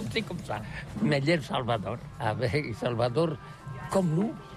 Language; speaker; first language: French; non-native, learner; Catalan